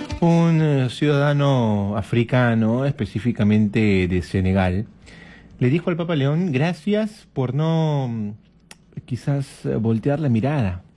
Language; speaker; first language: Spanish; native; Spanish